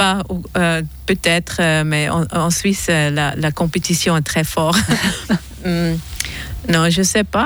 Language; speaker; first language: French; non-native, fluent; German